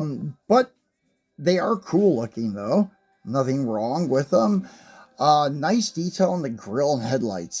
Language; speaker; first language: English; native; English